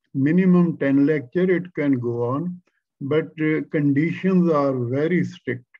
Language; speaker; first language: English; non-native, local second language; Punjabi